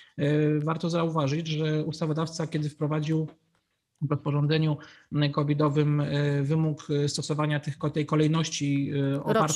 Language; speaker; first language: Polish; native; Polish